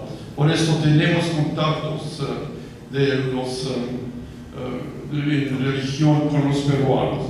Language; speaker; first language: Spanish; non-native, fluent; Croatian